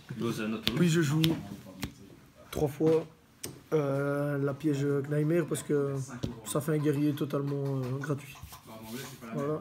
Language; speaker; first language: French; native; French